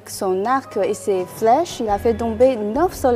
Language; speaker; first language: French; non-native, fluent; Chinese